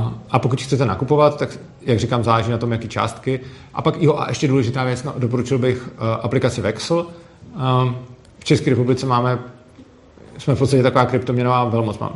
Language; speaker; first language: Czech; native; Czech